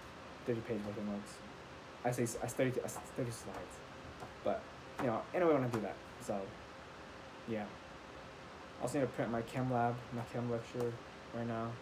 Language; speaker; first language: English; native; English